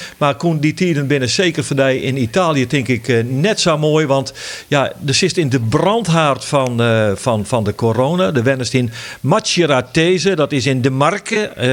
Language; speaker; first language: Dutch; non-native, local second language; Western Frisian